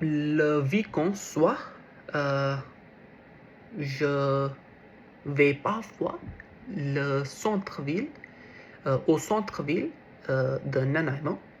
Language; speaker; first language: French; non-native, learner; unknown